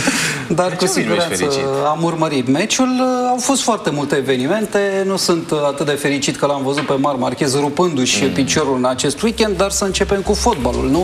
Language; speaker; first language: Romanian; native; Romanian